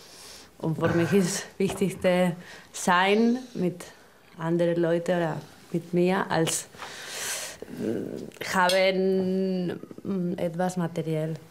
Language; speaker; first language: German; non-native, learner; Spanish